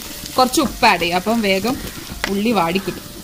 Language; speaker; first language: Malayalam; native; Malayalam